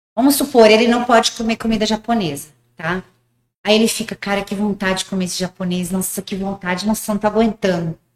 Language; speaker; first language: Portuguese; early bilingual, heritage; Portuguese